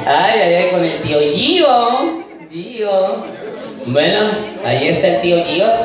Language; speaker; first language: Spanish; native; Spanish